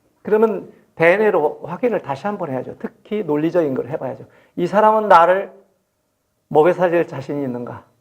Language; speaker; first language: Korean; native; Korean